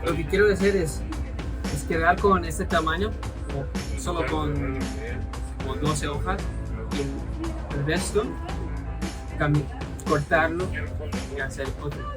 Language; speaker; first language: Spanish; non-native, learner; English